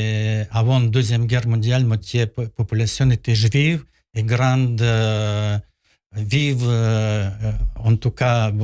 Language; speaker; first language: French; non-native, learner; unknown